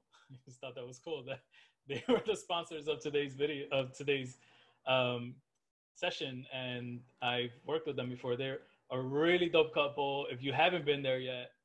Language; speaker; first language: English; native; English